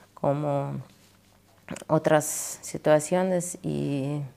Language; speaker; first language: Spanish; non-native, fluent; Ukrainian